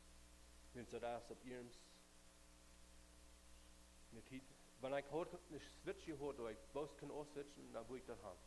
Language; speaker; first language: German; non-native, learner; Plautdietsch